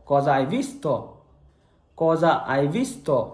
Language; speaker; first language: Italian; non-native, fluent; Bangla